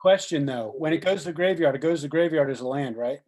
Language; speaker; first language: English; native; English